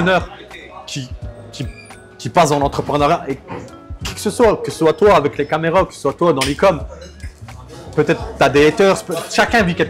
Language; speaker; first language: French; native; French